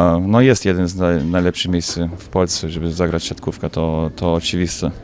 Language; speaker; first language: Polish; non-native, learner; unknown